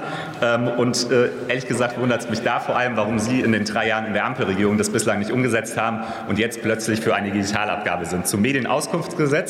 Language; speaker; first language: German; native; German